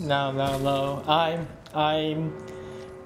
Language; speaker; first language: English; non-native, learner; Korean